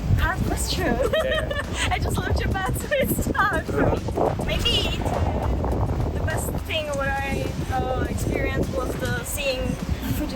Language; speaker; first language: English; non-native, fluent; Czech